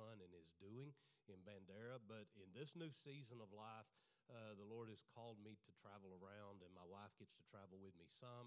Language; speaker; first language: English; native; English